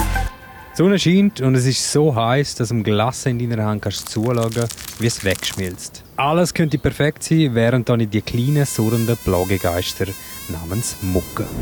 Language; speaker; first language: German; native; German